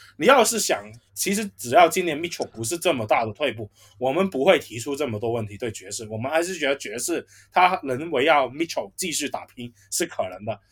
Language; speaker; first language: Chinese; native; Chinese